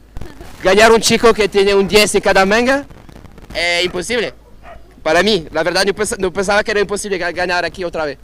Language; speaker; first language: Spanish; non-native, fluent; Portuguese